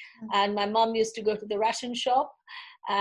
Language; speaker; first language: English; non-native, local second language; Bangla